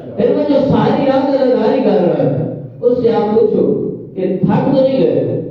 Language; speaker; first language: Urdu; non-native, local second language; Punjabi